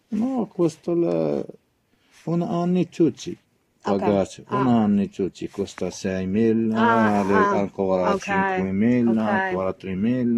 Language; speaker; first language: Italian; non-native, learner; Arabic